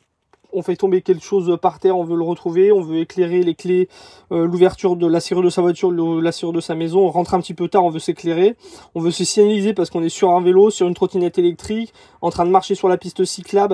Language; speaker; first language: French; native; French